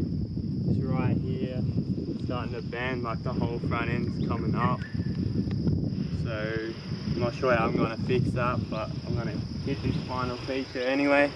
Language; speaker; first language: English; native; English